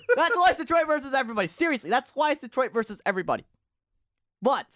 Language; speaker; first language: English; early bilingual, other home language; Japanese